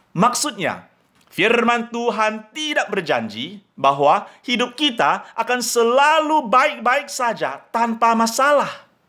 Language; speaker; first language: Indonesian; non-native, fluent; English